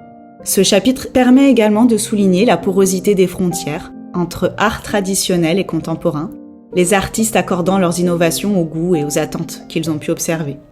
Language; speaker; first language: French; native; French